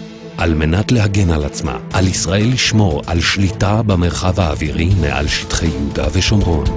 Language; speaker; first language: Hebrew; native; Hebrew